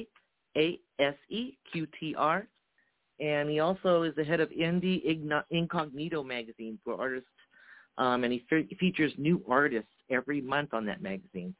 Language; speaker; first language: English; early bilingual, other home language; Japanese